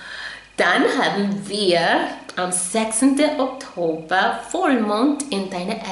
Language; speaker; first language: German; non-native, fluent; English